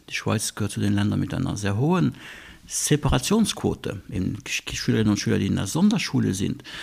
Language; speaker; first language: German; non-native, local second language; Luxembourgish